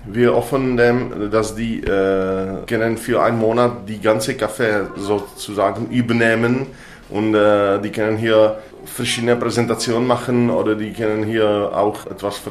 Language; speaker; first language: German; non-native, learner; Czech